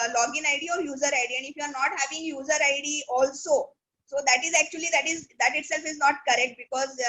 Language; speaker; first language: English; non-native, local second language; Marathi